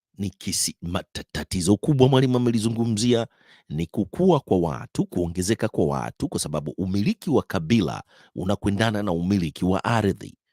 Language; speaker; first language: Swahili; native; Swahili